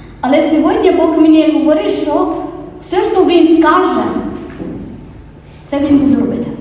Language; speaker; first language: Ukrainian; non-native, learner; Polish